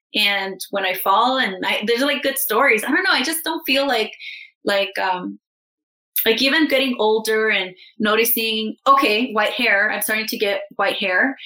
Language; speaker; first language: English; native; English